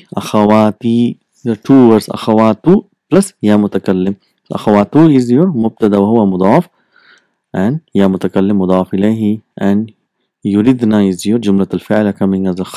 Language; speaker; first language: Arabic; non-native, fluent; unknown